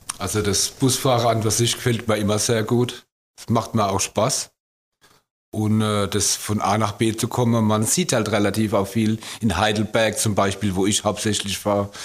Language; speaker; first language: German; native; German